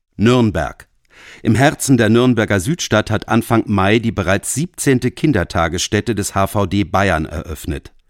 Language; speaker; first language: German; native; German